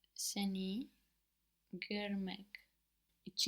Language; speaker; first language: Turkish; non-native, learner; English